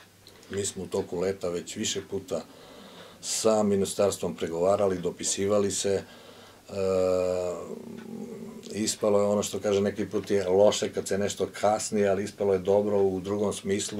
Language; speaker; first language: Croatian; native; Croatian